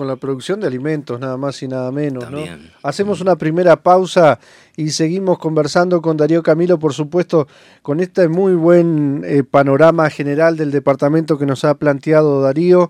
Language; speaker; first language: Spanish; native; Spanish